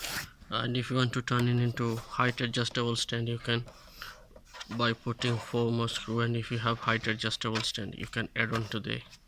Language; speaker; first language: English; non-native, fluent; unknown